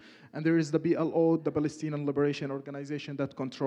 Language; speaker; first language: English; non-native, fluent; Arabic